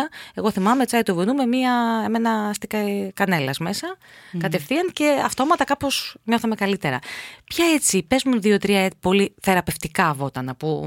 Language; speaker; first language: Greek; native; Greek